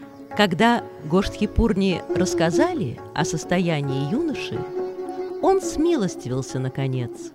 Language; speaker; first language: Russian; native; Russian